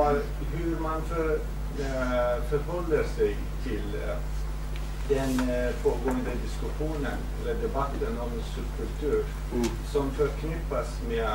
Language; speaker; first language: Swedish; non-native, fluent; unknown